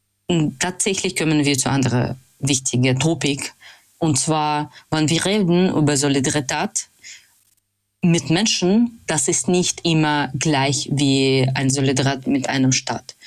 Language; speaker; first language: German; non-native, fluent; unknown